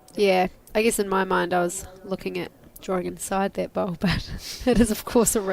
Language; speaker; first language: English; native; English